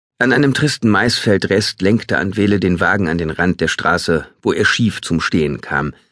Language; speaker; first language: German; native; German